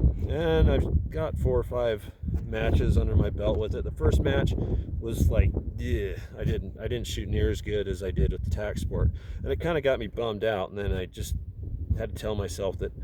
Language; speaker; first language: English; native; English